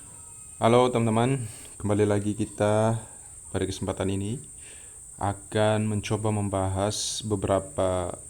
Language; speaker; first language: Indonesian; native; Indonesian